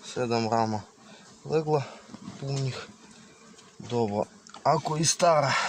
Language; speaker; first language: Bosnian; non-native, learner; Russian